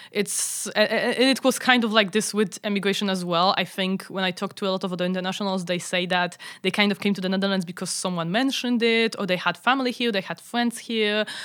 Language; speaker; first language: English; non-native, fluent; Polish